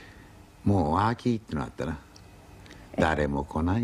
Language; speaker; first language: Japanese; native; Japanese